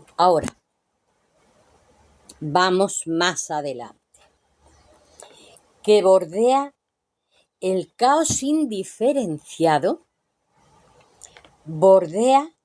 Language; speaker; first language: Spanish; native; Spanish